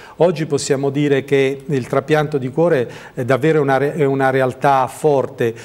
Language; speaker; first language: Italian; native; Italian